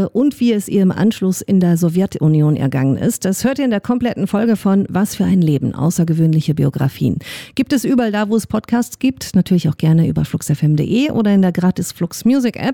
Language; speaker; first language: German; native; German